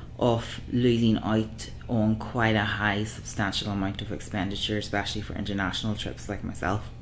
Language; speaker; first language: English; native; English